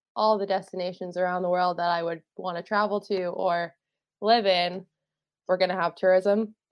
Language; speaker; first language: English; native; English